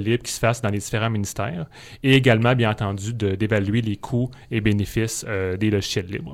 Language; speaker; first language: French; native; French